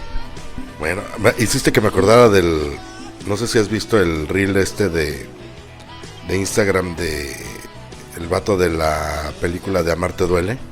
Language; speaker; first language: Spanish; native; Spanish